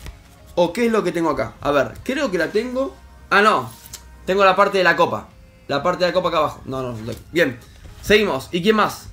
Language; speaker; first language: Spanish; native; Spanish